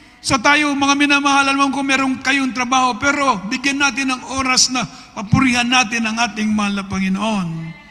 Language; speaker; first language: Filipino; native; Filipino